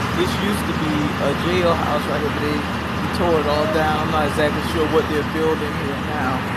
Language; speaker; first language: English; native; English